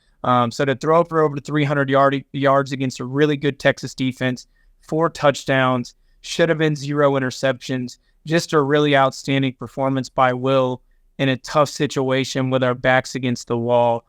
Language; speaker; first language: English; native; English